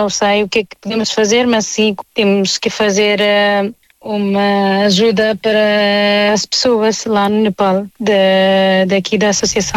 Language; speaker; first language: Portuguese; non-native, fluent; Nepali